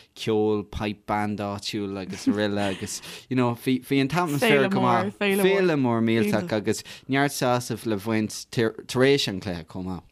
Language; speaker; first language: Irish; native; Irish